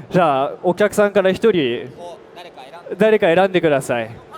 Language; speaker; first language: Japanese; non-native, fluent; French